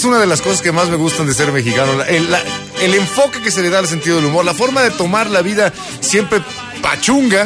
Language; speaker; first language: Spanish; native; Spanish